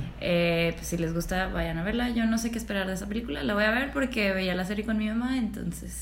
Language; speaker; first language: Spanish; native; Spanish